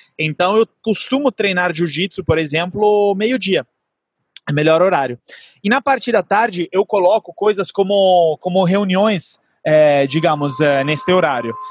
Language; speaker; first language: Portuguese; non-native, fluent; Italian